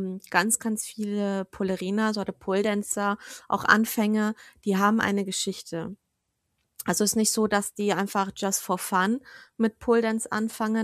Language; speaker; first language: German; native; German